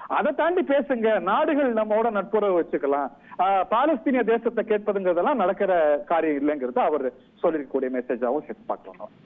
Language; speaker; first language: Tamil; native; Tamil